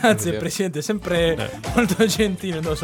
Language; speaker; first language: Italian; native; Italian